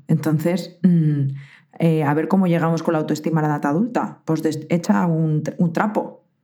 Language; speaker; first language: Spanish; native; Spanish